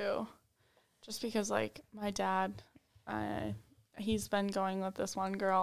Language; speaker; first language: English; native; English